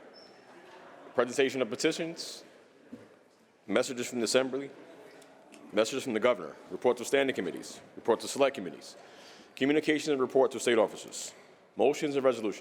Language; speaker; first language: English; native; English